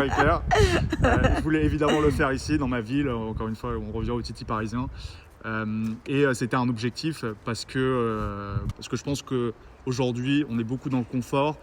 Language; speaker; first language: French; native; French